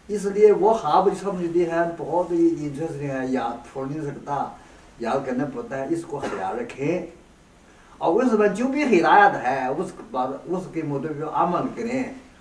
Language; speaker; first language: Urdu; non-native, fluent; Chinese